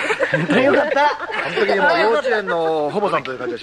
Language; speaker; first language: Japanese; native; Japanese